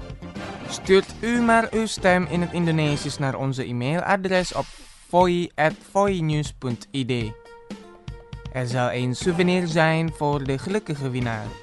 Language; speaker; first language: Dutch; non-native, fluent; Indonesian